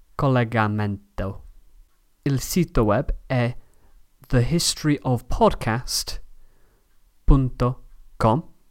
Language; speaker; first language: Italian; non-native, learner; English